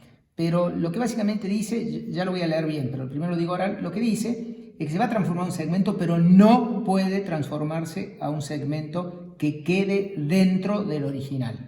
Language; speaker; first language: Spanish; native; Spanish